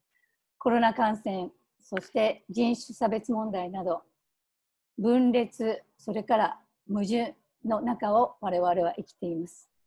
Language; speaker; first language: Japanese; native; Japanese